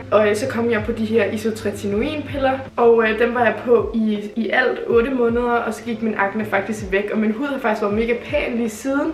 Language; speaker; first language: Danish; native; Danish